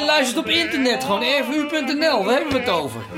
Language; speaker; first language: Dutch; native; Dutch